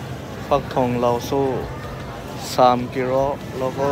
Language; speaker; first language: Thai; non-native, fluent; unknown